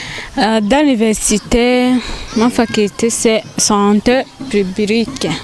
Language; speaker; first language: French; non-native, learner; Rundi